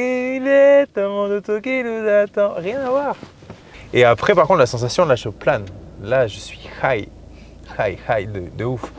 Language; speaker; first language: French; native; French